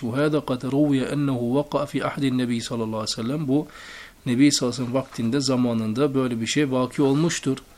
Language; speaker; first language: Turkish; native; Turkish